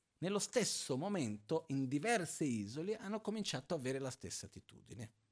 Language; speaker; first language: Italian; non-native, fluent; Portuguese